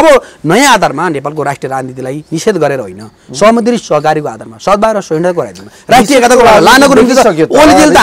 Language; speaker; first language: Nepali; native; Nepali